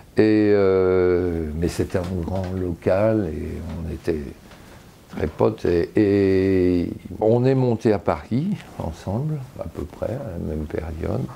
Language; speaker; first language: French; native; French